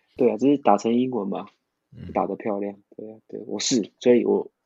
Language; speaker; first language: Chinese; non-native, local second language; Min Nan Chinese